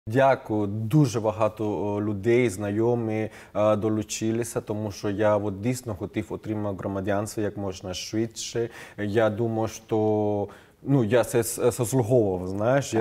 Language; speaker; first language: Ukrainian; non-native, fluent; Spanish